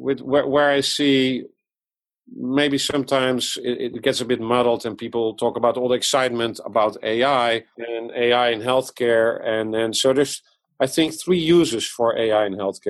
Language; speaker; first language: English; non-native, fluent; Dutch